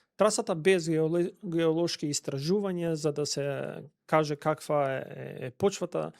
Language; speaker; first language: Macedonian; non-native, local second language; Albanian